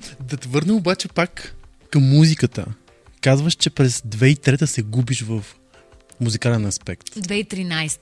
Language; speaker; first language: Bulgarian; native; Bulgarian